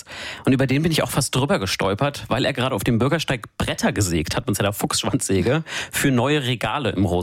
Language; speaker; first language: German; native; German